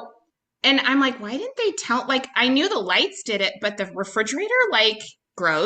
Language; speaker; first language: English; native; English